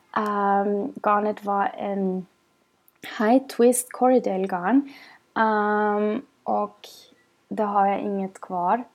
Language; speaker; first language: Swedish; non-native, fluent; German